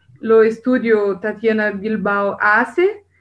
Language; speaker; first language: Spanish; non-native, learner; Portuguese